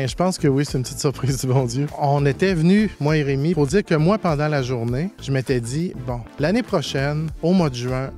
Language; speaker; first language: French; native; French